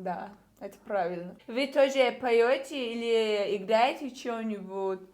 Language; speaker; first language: Russian; non-native, learner; Tajik